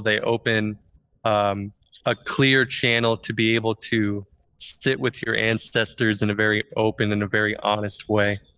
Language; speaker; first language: English; native; English